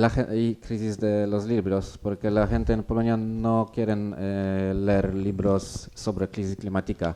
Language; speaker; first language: Spanish; non-native, learner; Polish